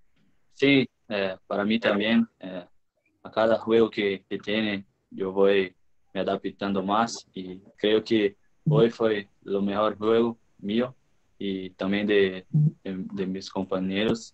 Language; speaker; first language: Spanish; non-native, learner; Portuguese